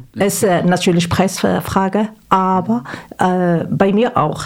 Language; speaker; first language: German; non-native, fluent; Arabic